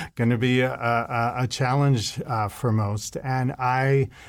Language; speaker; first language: English; native; English